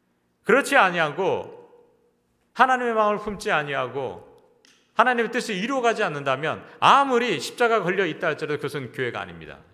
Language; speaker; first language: Korean; native; Korean